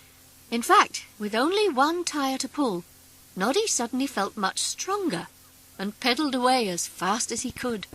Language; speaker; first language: English; native; English